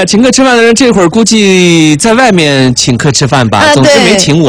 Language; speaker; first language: Chinese; native; Chinese